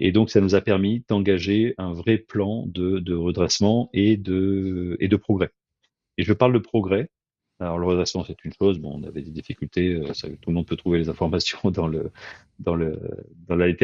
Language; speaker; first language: French; native; French